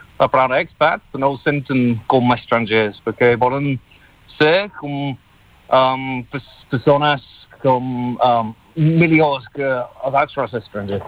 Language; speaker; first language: Catalan; non-native, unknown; English